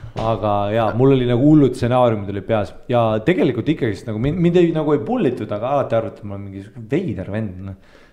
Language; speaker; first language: Estonian; early bilingual, heritage; Estonian